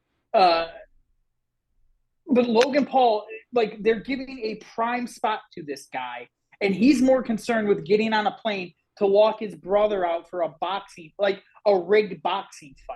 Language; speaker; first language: English; native; English